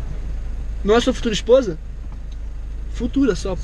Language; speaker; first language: Portuguese; native; Portuguese